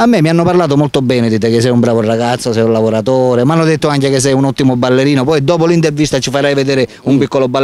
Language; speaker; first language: Italian; native; Italian